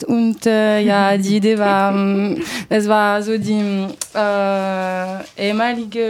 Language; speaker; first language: German; non-native, learner; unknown